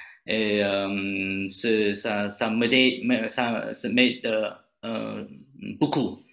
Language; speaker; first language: French; non-native, learner; Vietnamese